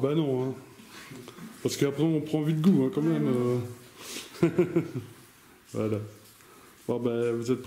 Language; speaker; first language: French; native; French